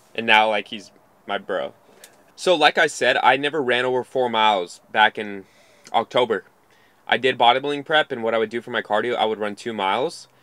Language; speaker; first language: English; native; English